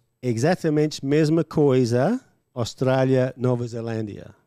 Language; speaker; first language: Portuguese; non-native, learner; English